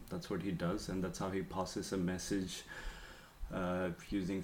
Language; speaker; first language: English; non-native, local second language; Marathi